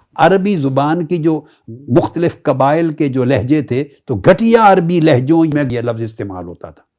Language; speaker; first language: Urdu; non-native, local second language; Punjabi